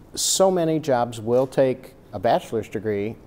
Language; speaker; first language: English; native; English